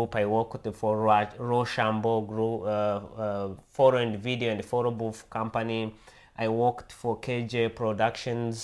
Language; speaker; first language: English; non-native, local second language; Kinyarwanda